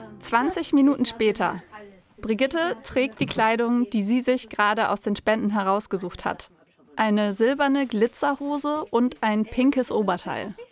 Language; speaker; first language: German; native; German